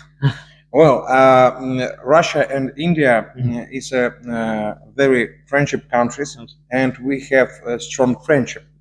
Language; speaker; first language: English; non-native, learner; Russian